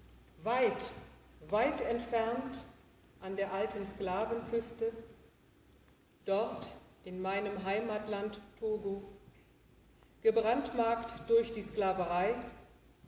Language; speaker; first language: German; native; German